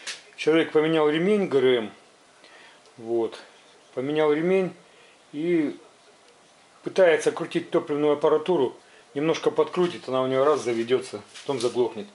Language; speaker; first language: Russian; native; Russian